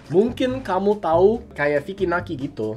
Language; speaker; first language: Indonesian; non-native, fluent; English